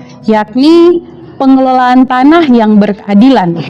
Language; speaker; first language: Indonesian; native; Indonesian